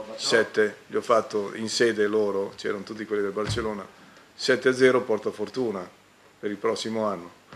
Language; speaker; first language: Italian; native; Italian